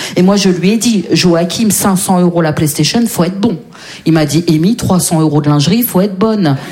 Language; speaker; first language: French; native; French